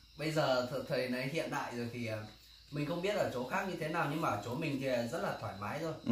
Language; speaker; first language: Vietnamese; non-native, local second language; Hmong